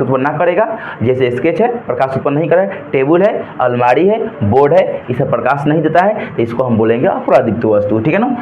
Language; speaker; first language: Hindi; native; Hindi